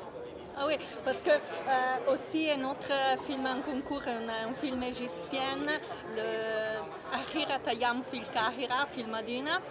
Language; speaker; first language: French; non-native, learner; Italian